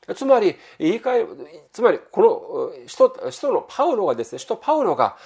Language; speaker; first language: Japanese; non-native, fluent; Korean